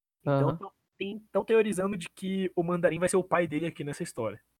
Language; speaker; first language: Portuguese; native; Portuguese